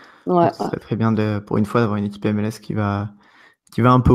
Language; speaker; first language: French; native; French